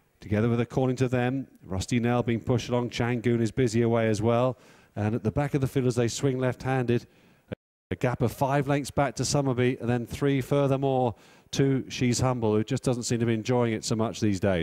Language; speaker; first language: English; native; English